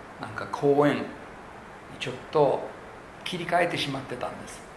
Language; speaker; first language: Japanese; non-native, local second language; English